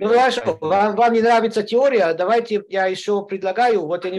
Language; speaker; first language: Russian; non-native, learner; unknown